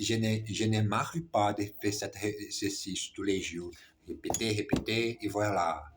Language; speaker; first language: French; non-native, learner; Portuguese